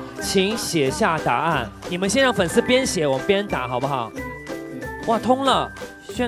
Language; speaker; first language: Chinese; native; Chinese